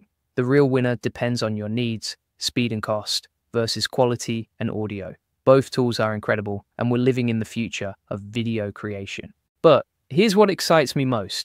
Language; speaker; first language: English; native; English